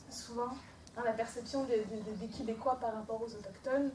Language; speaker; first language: French; non-native, local second language; Innu-aimun